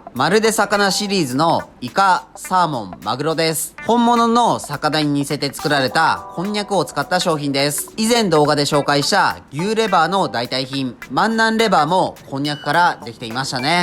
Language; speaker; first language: Japanese; native; Japanese